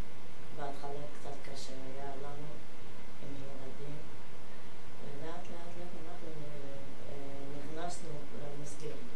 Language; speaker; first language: Hebrew; non-native, fluent; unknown